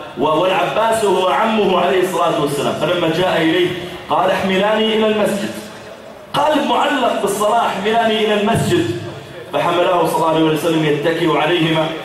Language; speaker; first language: Arabic; native; Arabic